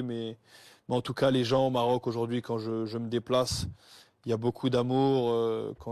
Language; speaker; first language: French; native; French